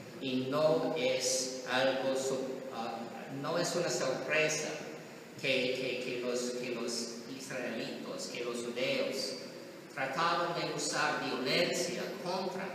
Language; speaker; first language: Spanish; non-native, learner; English